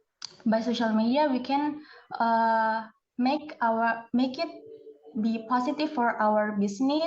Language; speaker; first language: English; non-native, learner; Indonesian